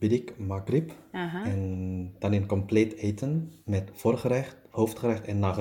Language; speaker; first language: Dutch; non-native, learner; German